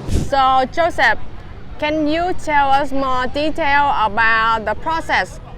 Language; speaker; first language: English; non-native, fluent; Vietnamese